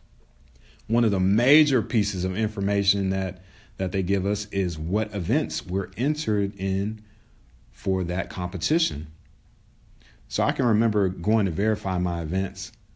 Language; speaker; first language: English; native; English